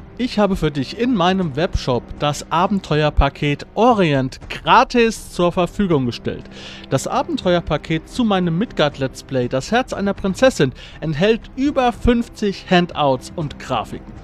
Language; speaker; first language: German; native; German